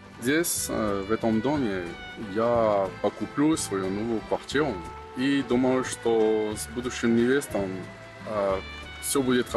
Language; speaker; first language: Russian; non-native, learner; French